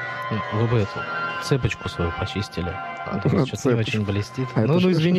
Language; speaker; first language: Russian; native; Russian